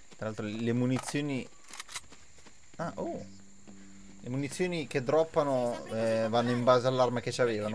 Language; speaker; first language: Italian; native; Italian